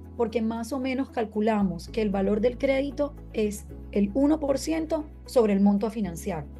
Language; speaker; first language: Spanish; native; Spanish